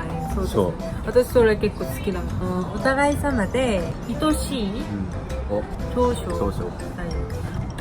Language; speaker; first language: Japanese; non-native, fluent; Korean